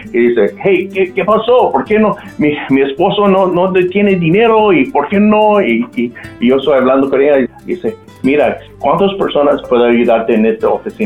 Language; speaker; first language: Spanish; non-native, local second language; English